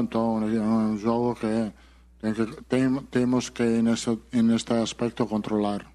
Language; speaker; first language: Portuguese; non-native, fluent; Spanish